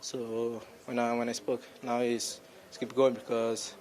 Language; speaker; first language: English; non-native, learner; Portuguese